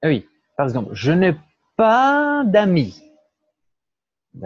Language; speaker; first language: French; non-native, fluent; Portuguese